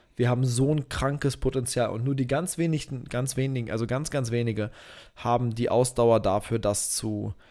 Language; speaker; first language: German; native; German